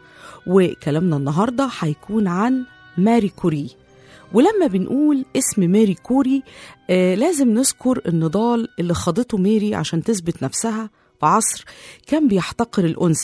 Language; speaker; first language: Arabic; native; Arabic